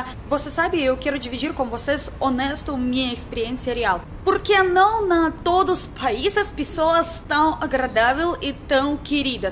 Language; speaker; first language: Portuguese; non-native, learner; Russian